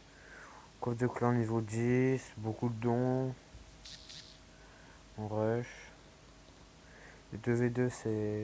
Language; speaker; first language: French; native; French